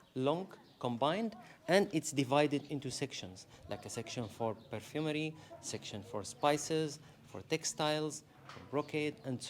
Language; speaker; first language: English; non-native, fluent; Arabic